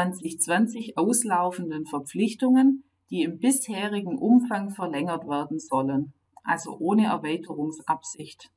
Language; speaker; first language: German; native; German